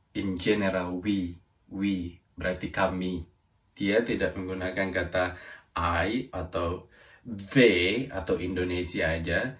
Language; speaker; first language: Indonesian; native; Indonesian